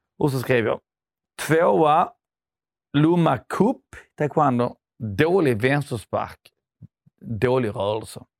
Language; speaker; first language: Swedish; early bilingual, other home language; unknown